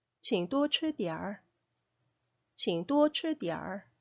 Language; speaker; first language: Chinese; non-native, fluent; Korean